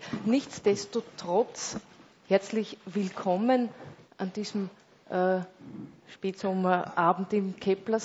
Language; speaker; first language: German; native; German